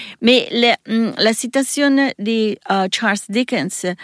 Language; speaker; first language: French; non-native, learner; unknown